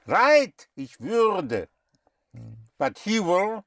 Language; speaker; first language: German; non-native, fluent; English